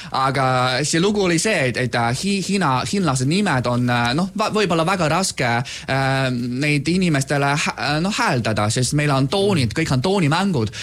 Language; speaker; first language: Estonian; non-native, fluent; Chinese